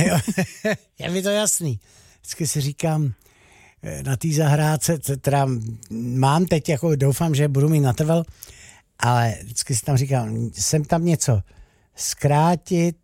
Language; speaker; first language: Czech; native; Czech